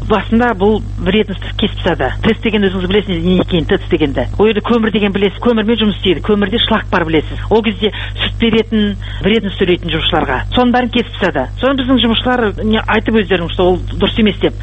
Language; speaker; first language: Kazakh; native; Kazakh